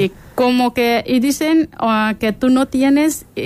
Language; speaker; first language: Spanish; non-native, learner; Persian